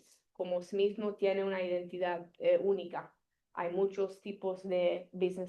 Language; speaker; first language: Spanish; non-native, learner; Italian